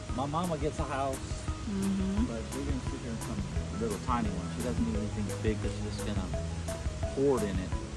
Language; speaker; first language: English; native; English